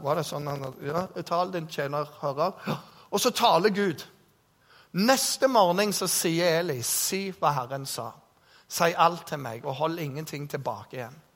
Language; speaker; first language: Norwegian; native; Norwegian